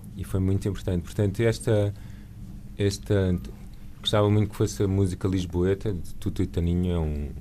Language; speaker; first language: Portuguese; native; Portuguese